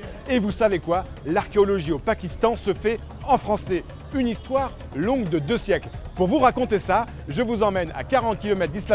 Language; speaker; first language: French; native; French